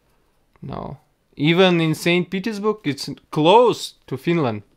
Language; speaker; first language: English; non-native, learner; Russian